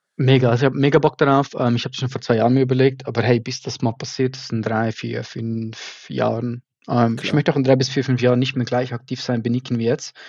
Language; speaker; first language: German; native; German